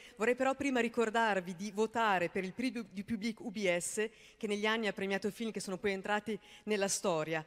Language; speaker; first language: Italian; native; Italian